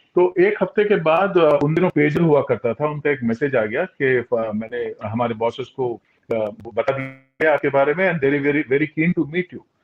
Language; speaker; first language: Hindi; non-native, local second language; Tulu